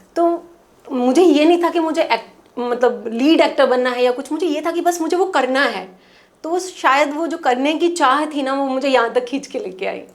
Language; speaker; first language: Hindi; non-native, local second language; Punjabi